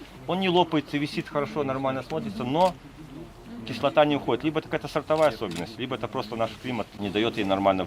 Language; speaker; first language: Russian; native; Russian